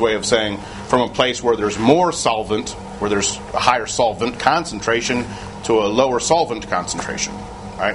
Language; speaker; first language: English; native; English